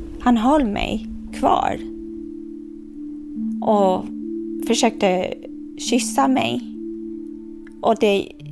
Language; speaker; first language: Swedish; non-native, fluent; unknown